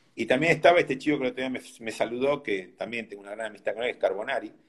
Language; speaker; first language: Spanish; native; Spanish